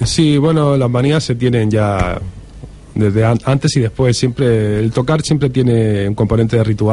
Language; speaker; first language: Spanish; native; Spanish